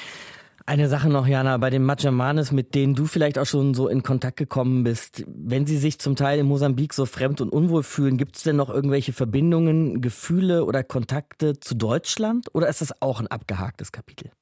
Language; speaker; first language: German; native; German